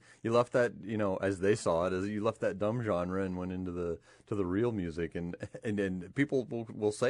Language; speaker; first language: English; native; English